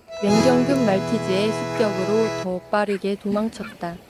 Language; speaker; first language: Korean; native; Korean